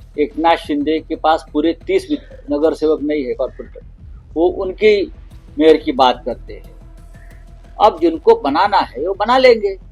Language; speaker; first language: Hindi; non-native, local second language; Marathi